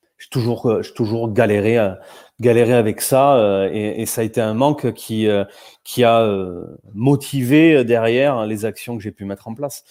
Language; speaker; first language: French; native; French